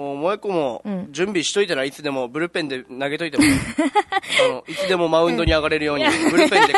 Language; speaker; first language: Japanese; native; Japanese